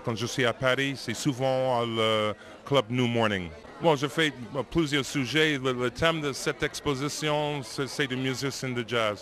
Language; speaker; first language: French; non-native, fluent; English